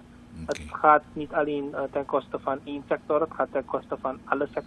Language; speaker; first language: Dutch; native; Dutch